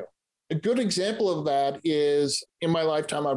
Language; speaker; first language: English; native; English